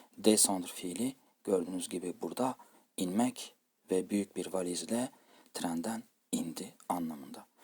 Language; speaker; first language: Turkish; native; Turkish